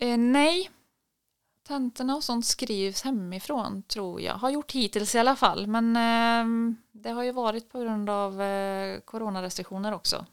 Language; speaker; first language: Swedish; native; Swedish